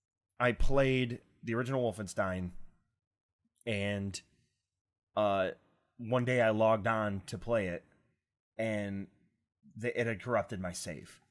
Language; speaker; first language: English; native; English